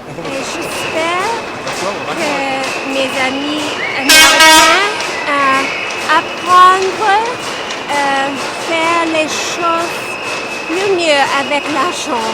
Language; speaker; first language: French; non-native, learner; English